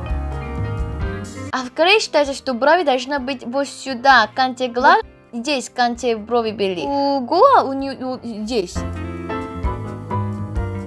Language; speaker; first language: Russian; non-native, learner; Korean